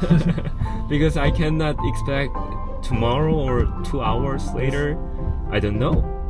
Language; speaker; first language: English; non-native, learner; Korean